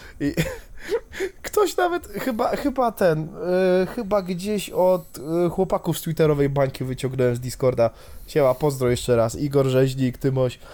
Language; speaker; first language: Polish; native; Polish